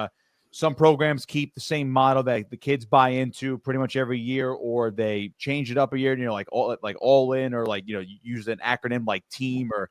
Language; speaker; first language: English; native; English